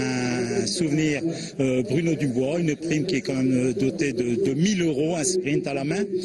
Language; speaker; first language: French; native; French